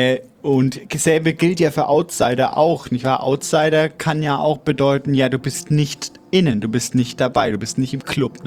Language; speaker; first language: German; native; German